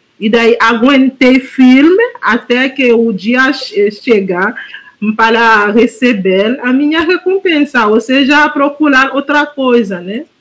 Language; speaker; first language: Portuguese; non-native, fluent; Haitian Creole